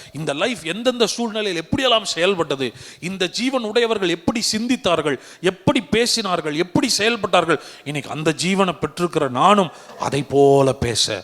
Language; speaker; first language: Tamil; native; Tamil